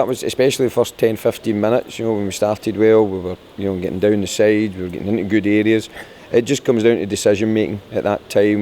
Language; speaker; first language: English; native; English